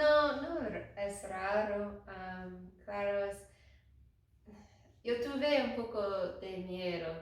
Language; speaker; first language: Spanish; non-native, learner; English